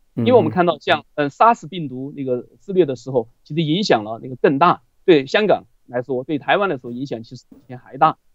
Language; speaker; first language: Chinese; native; Chinese